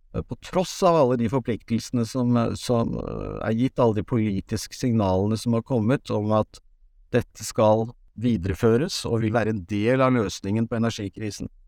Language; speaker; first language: Norwegian; native; Norwegian